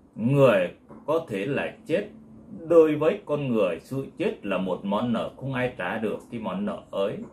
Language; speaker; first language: Vietnamese; non-native, local second language; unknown